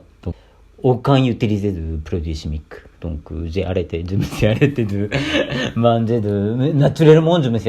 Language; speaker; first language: French; non-native, learner; Japanese